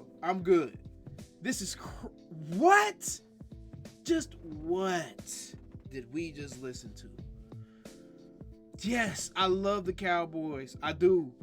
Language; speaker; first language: English; native; English